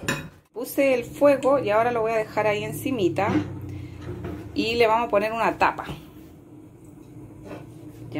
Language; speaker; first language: Spanish; native; Spanish